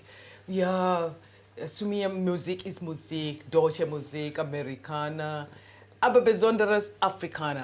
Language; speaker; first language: German; non-native, learner; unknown